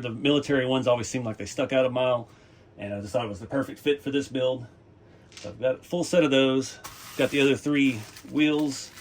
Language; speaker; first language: English; native; English